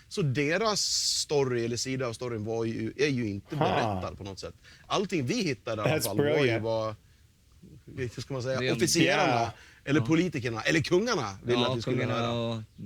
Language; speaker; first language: Swedish; native; Swedish